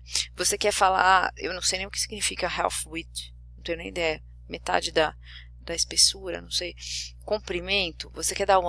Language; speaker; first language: Portuguese; native; Portuguese